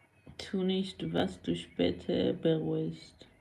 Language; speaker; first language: German; non-native, learner; Persian